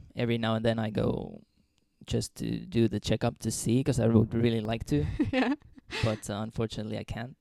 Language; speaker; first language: English; non-native, fluent; Finnish